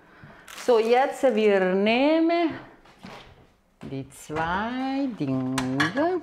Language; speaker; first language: German; non-native, fluent; Italian